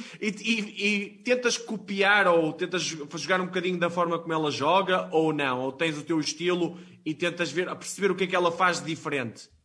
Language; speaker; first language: Portuguese; native; Portuguese